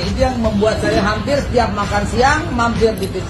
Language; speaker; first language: Indonesian; native; Indonesian